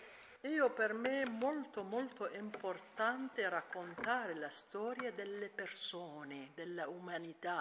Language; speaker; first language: Italian; non-native, learner; Arabic